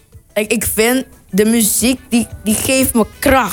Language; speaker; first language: Dutch; non-native, local second language; Papiamento